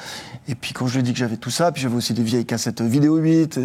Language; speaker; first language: French; native; French